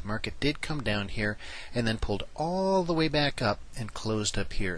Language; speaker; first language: English; native; English